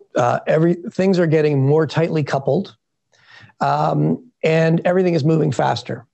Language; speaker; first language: English; native; English